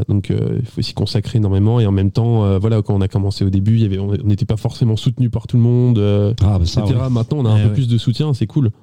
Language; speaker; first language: French; early bilingual, other home language; Italian